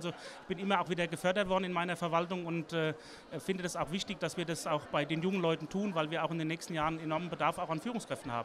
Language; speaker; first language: German; native; German